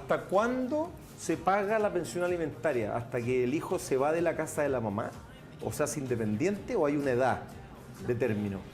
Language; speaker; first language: Spanish; native; Spanish